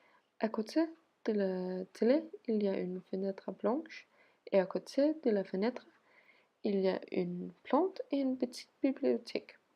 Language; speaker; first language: French; non-native, learner; Danish